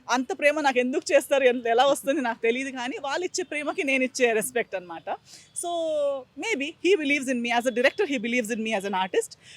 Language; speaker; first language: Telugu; non-native, fluent; Konkani